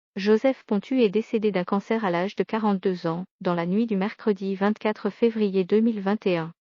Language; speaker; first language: French; native; French